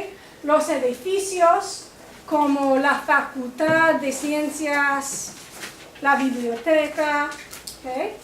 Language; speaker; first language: Spanish; non-native, fluent; English